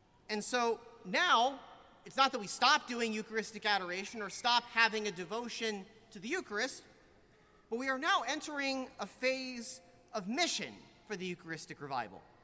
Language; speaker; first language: English; native; English